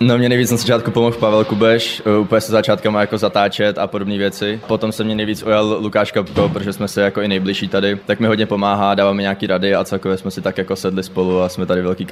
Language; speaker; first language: Czech; native; Czech